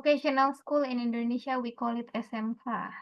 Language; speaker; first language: English; non-native, fluent; Indonesian